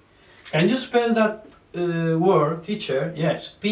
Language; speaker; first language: English; non-native, learner; Spanish